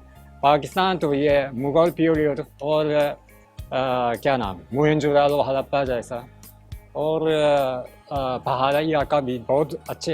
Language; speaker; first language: Hindi; non-native, learner; Japanese